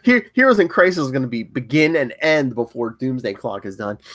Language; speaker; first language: English; native; English